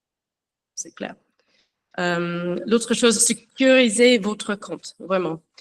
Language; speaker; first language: French; non-native, learner; English